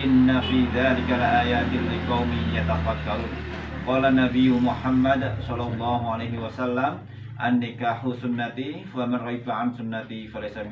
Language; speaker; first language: Indonesian; native; Indonesian